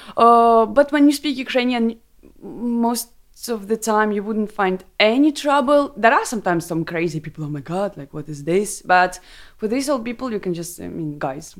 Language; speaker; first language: English; non-native, fluent; Ukrainian